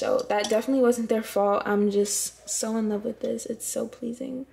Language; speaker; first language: English; native; English